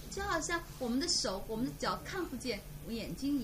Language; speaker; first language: Chinese; native; Chinese